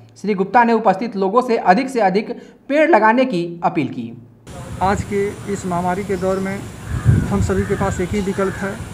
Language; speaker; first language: Hindi; native; Hindi